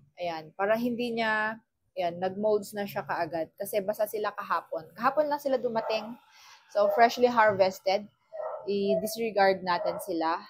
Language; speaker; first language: Filipino; non-native, local second language; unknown